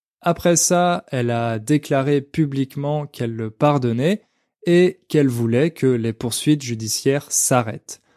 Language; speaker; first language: French; native; French